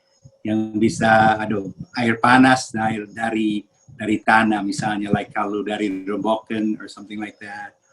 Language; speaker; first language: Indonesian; early bilingual, heritage; Indonesian